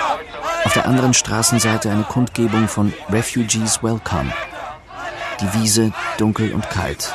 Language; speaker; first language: German; native; German